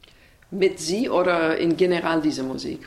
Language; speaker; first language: German; non-native, learner; English